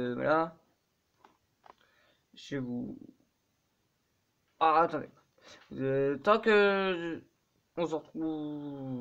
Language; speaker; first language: French; native; French